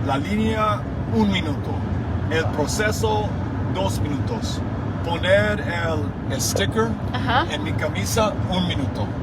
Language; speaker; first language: Spanish; non-native, fluent; English